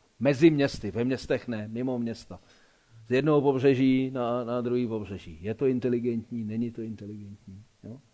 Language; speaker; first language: Czech; native; Czech